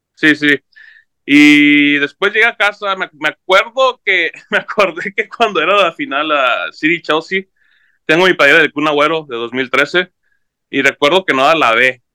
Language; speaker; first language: Spanish; early bilingual, heritage; Spanish